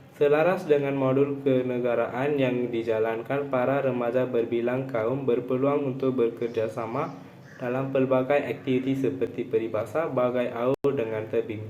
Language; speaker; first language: Malay; non-native, local second language; Tamil